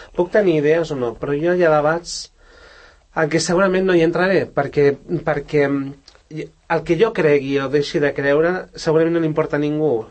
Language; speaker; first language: Catalan; native; Catalan